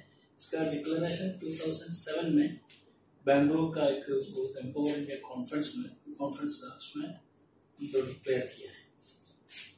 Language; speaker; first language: Hindi; non-native, local second language; Malayalam